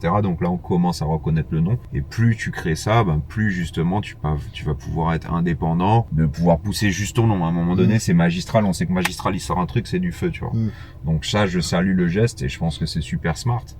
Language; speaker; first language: French; native; French